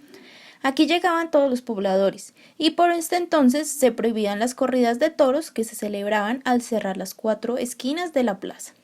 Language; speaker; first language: Spanish; native; Spanish